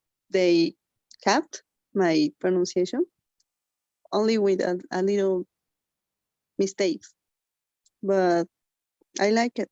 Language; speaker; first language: English; non-native, learner; Spanish